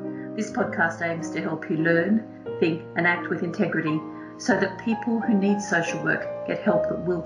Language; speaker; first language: English; native; English